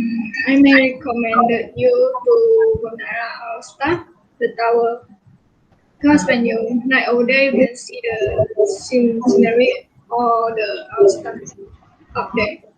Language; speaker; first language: English; non-native, local second language; Malay